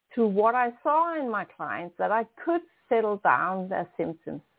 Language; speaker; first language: English; non-native, fluent; Danish